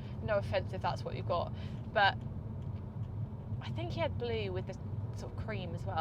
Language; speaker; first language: English; native; English